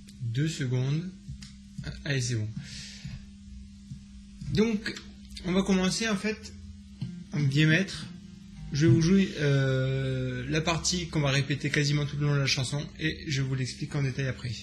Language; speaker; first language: French; native; French